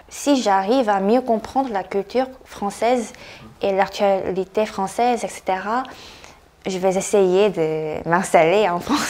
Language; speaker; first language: French; non-native, fluent; Korean